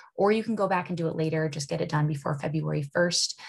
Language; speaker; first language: English; native; English